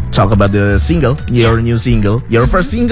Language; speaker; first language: English; non-native, fluent; Indonesian